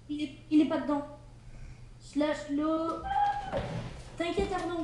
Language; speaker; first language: French; native; French